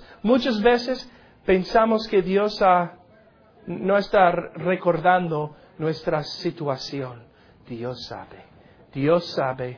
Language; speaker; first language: Spanish; non-native, learner; English